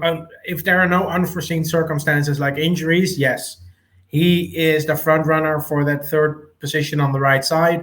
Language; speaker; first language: English; native; English